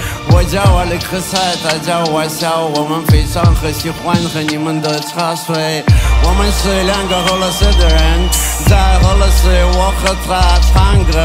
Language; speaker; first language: Chinese; non-native, learner; Russian